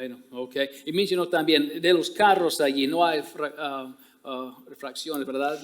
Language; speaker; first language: Spanish; non-native, fluent; English